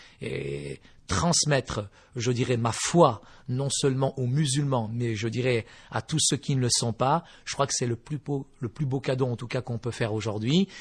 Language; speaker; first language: French; early bilingual, other home language; Berber languages